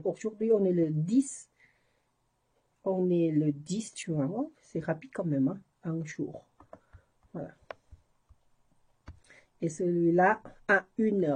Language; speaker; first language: French; non-native, learner; Thai